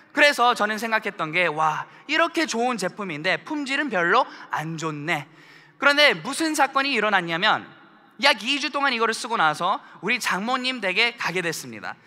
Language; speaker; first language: Korean; early bilingual, heritage; Korean